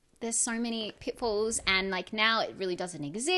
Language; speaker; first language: English; native; English